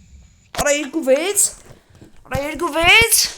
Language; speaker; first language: Armenian; native; Armenian